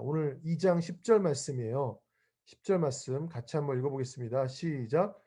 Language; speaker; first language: Korean; native; Korean